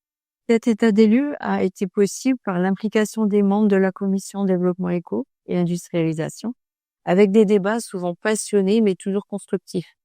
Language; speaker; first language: French; native; French